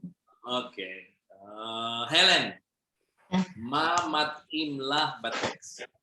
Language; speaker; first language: Hebrew; non-native, fluent; Indonesian